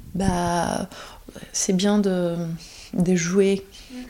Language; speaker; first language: French; non-native, fluent; Greek